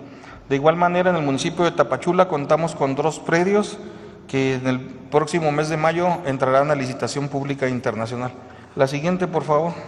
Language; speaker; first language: Spanish; native; Spanish